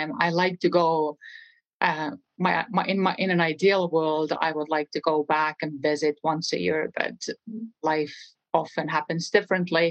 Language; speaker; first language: English; non-native, fluent; Estonian